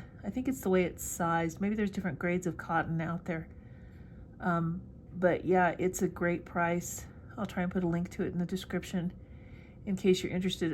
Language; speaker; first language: English; native; English